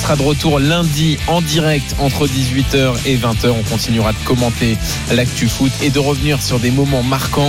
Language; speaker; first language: French; native; French